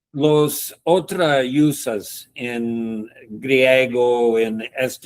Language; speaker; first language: Spanish; non-native, learner; English